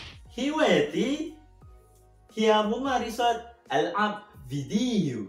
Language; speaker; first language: Arabic; non-native, learner; Malay